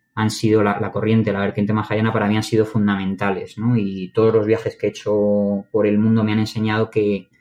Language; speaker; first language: Spanish; native; Spanish